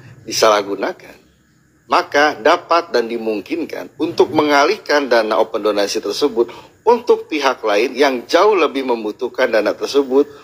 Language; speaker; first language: Indonesian; native; Indonesian